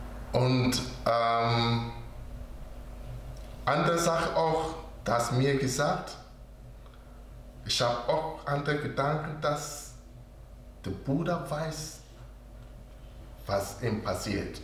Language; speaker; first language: German; non-native, learner; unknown